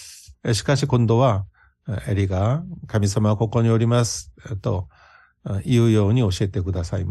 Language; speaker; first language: Japanese; non-native, fluent; Korean